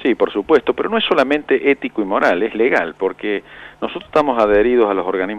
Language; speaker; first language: Spanish; native; Spanish